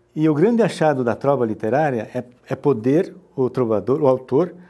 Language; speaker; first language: Portuguese; native; Portuguese